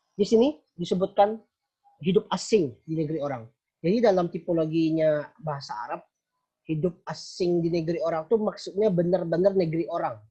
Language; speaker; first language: Indonesian; non-native, local second language; Minangkabau